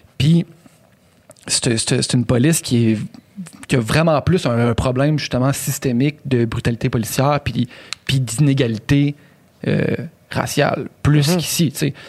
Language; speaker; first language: French; native; French